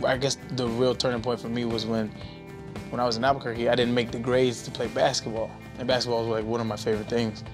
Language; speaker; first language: English; native; English